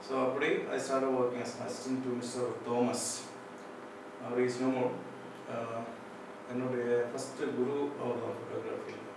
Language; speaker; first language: Tamil; non-native, local second language; Malayalam